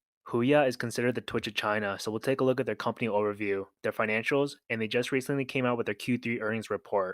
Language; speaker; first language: English; native; English